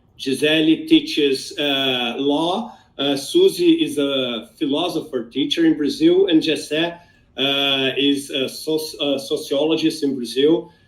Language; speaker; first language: English; non-native, fluent; Portuguese